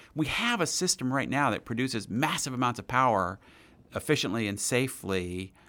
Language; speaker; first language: English; native; English